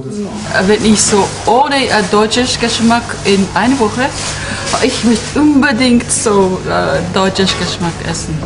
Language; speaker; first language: German; non-native, learner; Japanese